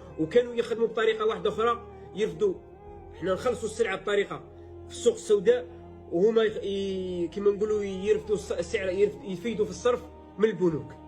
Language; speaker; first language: Arabic; native; Arabic